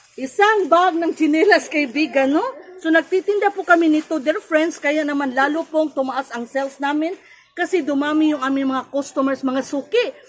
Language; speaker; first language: Filipino; non-native, local second language; Cebuano